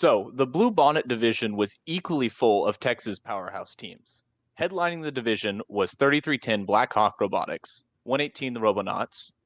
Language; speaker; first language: English; native; English